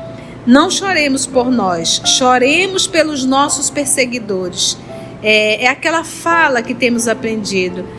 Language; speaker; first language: Portuguese; native; Portuguese